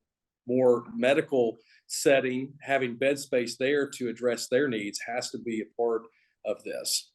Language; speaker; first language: English; native; English